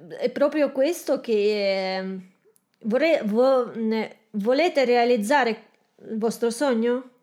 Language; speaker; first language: Italian; non-native, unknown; Russian